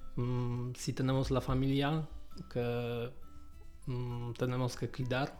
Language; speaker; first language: Spanish; non-native, learner; Polish